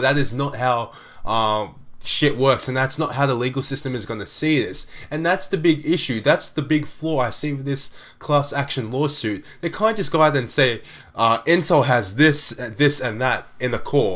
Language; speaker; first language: English; native; English